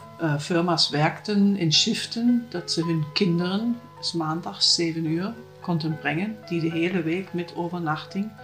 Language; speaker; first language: Dutch; non-native, fluent; German